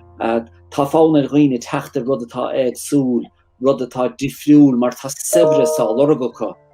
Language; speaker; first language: Irish; native; Irish